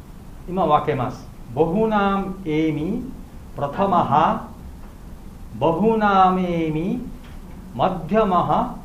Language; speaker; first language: Japanese; non-native, learner; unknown